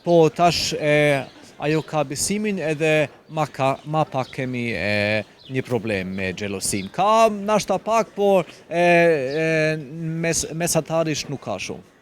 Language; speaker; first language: Albanian; non-native, fluent; German